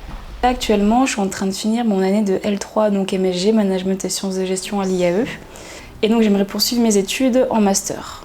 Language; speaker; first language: French; native; French